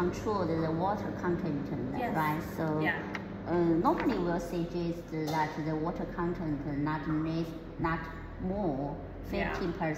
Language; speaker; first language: English; non-native, learner; Chinese